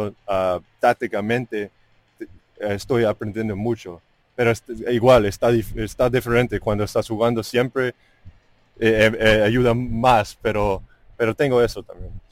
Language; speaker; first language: Spanish; non-native, fluent; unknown